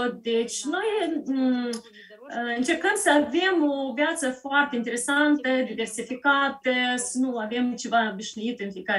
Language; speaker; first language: Romanian; early bilingual, heritage; Romanian